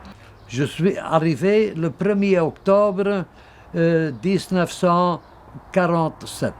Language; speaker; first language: French; non-native, local second language; Dutch